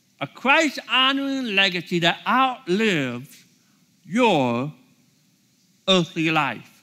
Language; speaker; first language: English; native; English